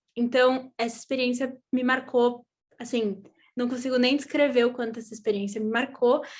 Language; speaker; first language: Portuguese; native; Portuguese